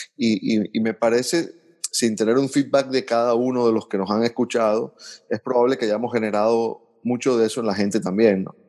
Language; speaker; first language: Spanish; native; Spanish